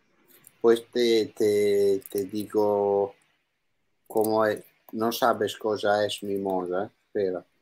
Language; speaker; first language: Spanish; non-native, learner; Italian